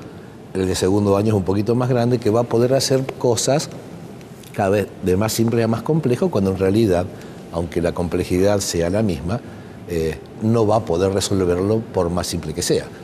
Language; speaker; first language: Spanish; native; Spanish